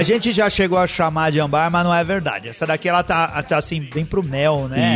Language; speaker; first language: Portuguese; native; Portuguese